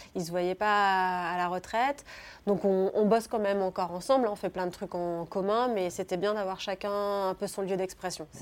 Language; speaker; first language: French; native; French